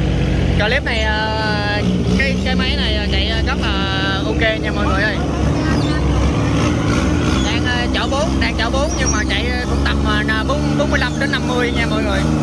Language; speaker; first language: Vietnamese; native; Vietnamese